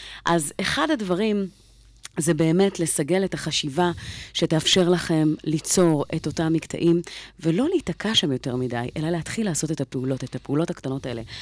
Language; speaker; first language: Hebrew; native; Hebrew